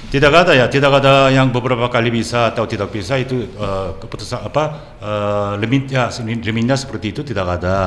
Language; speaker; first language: Indonesian; non-native, fluent; Korean